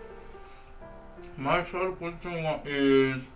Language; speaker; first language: English; non-native, fluent; Japanese